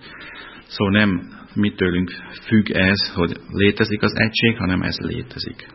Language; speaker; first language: Hungarian; non-native, fluent; German